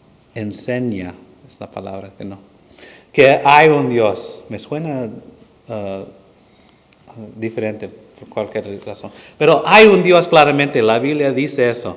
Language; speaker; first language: Spanish; non-native, fluent; English